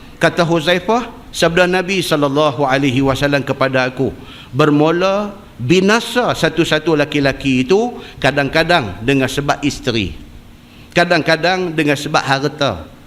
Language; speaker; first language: Malay; native; Malay